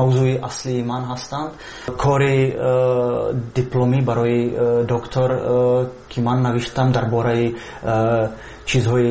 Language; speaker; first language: Persian; non-native, fluent; Slovak